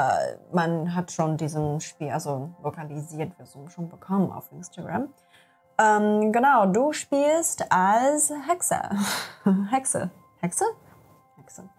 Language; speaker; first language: German; non-native, learner; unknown